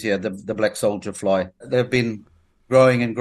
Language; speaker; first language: English; native; English